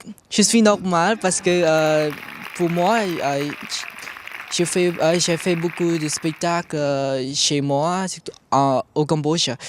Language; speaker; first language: French; non-native, learner; Khmer